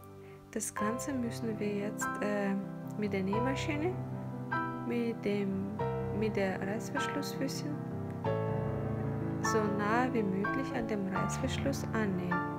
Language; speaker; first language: German; non-native, fluent; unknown